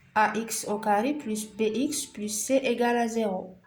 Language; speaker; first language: French; non-native, local second language; Arabic